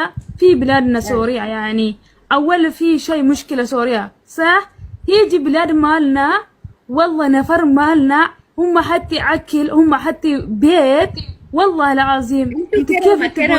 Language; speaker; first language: Arabic; non-native, learner; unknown